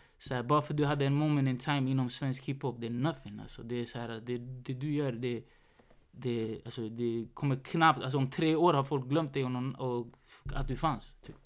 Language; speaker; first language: Swedish; early bilingual, other home language; Spanish